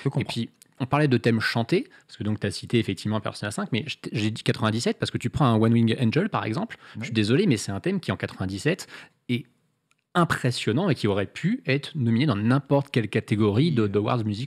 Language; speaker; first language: French; native; French